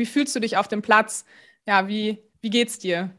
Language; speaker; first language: German; native; German